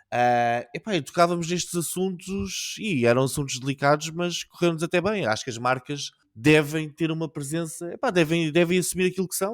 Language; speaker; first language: Portuguese; native; Portuguese